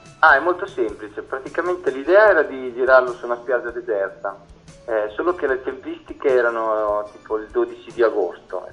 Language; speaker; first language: Italian; native; Italian